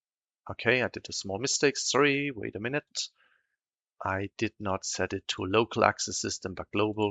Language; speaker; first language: English; non-native, fluent; German